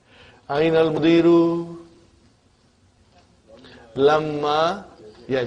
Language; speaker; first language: Arabic; non-native, fluent; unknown